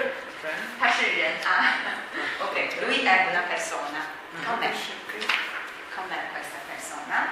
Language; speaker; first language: Italian; non-native, fluent; Chinese